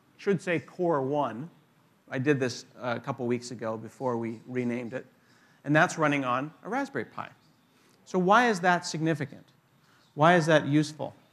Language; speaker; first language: English; native; English